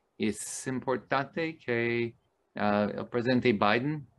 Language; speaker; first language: Spanish; non-native, learner; English